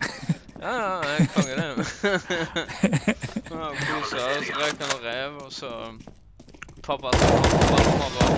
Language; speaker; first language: Norwegian; early bilingual, other home language; Polish